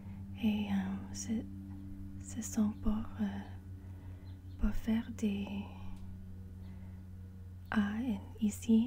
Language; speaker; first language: French; non-native, learner; English